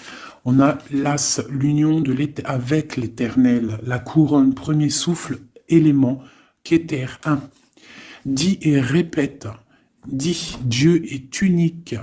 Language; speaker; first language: French; native; French